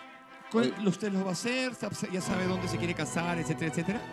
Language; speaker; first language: Spanish; native; Spanish